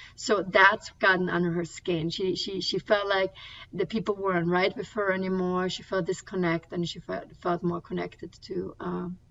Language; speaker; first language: English; non-native, fluent; German